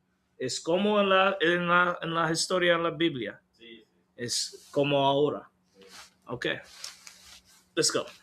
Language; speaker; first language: Spanish; non-native, learner; English